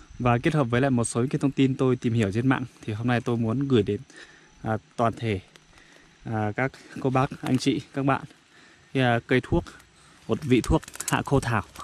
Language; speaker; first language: Vietnamese; non-native, local second language; Iu Mien